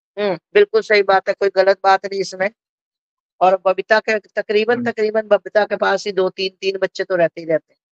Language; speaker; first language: Hindi; native; Hindi